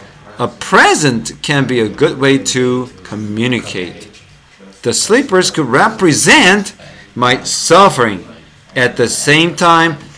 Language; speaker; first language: English; non-native, fluent; Korean